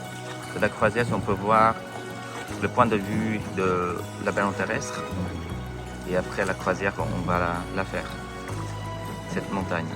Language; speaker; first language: French; non-native, fluent; Vietnamese